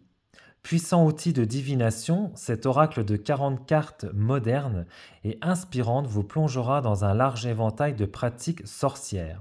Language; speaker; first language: French; native; French